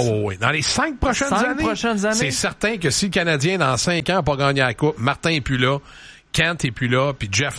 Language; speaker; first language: French; native; French